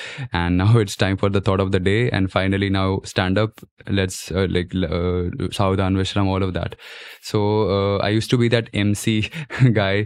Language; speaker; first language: English; non-native, local second language; Gujarati